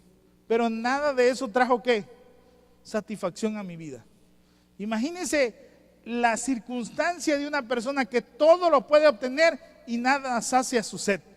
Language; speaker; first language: Spanish; native; Spanish